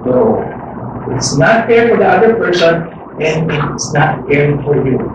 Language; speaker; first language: English; non-native, local second language; Filipino